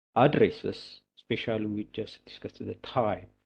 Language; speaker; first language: English; non-native, local second language; Amharic